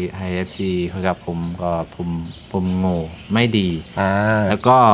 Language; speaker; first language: Thai; non-native, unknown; English